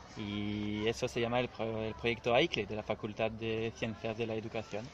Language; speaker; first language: Spanish; non-native, learner; French